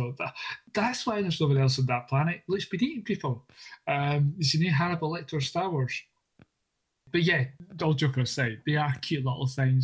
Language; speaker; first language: English; native; English